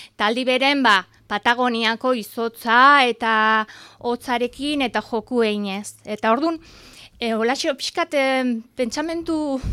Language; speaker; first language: Basque; native; Basque